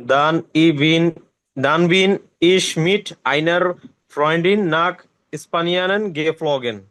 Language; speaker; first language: German; non-native, learner; Bangla